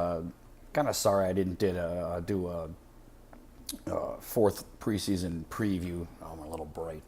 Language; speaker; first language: English; native; English